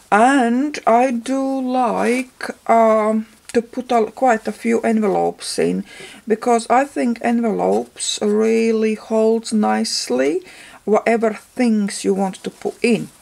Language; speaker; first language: English; non-native, fluent; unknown